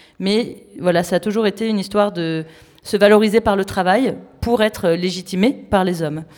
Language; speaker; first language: French; native; French